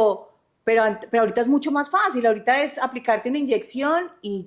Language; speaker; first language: Spanish; native; Spanish